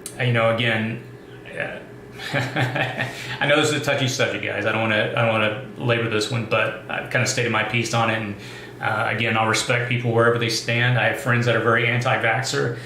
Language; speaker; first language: English; native; English